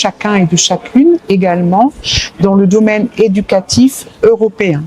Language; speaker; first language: French; native; French